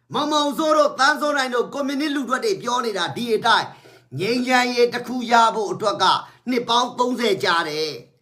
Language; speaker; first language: Burmese; native; Burmese